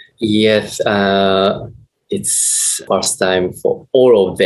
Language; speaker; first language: English; non-native, learner; Japanese